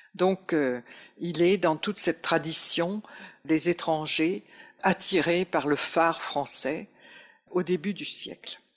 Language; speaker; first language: French; native; French